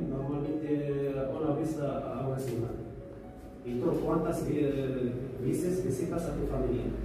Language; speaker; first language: Spanish; non-native, learner; Arabic